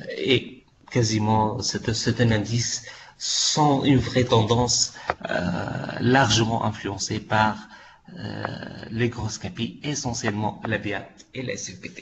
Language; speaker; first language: French; non-native, local second language; Arabic